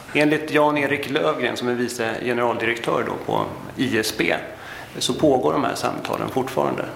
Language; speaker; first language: Swedish; native; Swedish